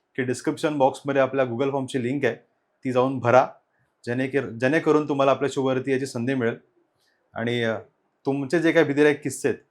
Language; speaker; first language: Marathi; native; Marathi